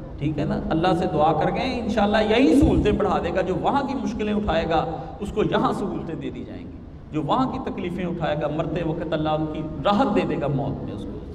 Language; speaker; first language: Urdu; non-native, local second language; Punjabi